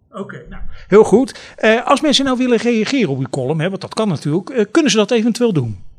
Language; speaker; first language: Dutch; native; Dutch